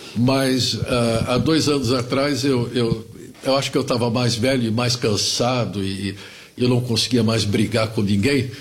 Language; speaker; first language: Portuguese; early bilingual, other home language; German